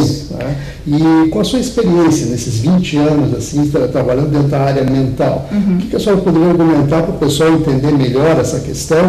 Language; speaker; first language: Portuguese; native; Portuguese